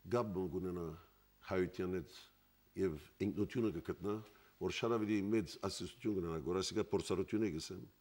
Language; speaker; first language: Armenian; early bilingual, heritage; Armenian